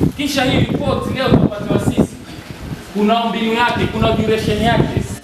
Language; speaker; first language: Swahili; native; Swahili